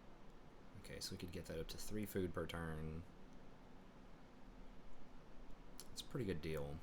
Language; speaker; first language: English; native; English